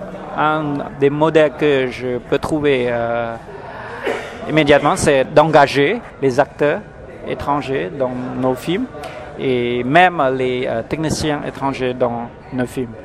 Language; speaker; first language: French; non-native, fluent; Khmer